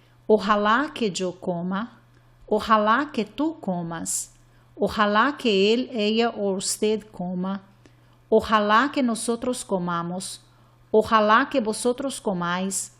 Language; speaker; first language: Spanish; non-native, fluent; English